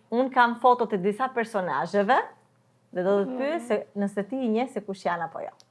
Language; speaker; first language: Albanian; native; Albanian